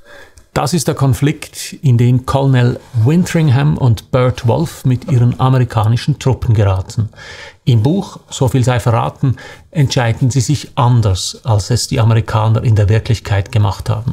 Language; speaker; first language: German; native; German